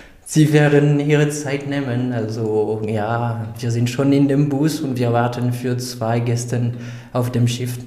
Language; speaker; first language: German; non-native, fluent; French